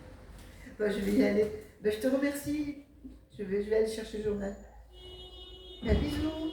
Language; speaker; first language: French; native; French